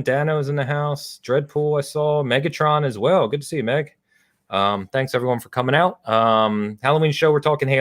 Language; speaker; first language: English; native; English